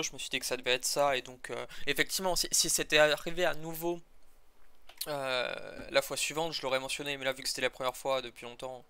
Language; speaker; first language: French; native; French